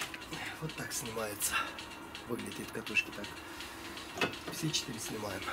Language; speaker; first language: Russian; non-native, fluent; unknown